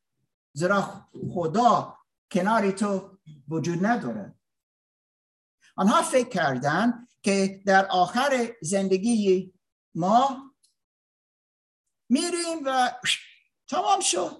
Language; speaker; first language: Persian; non-native, learner; English